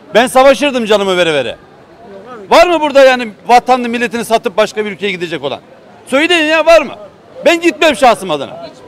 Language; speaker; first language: Turkish; native; Turkish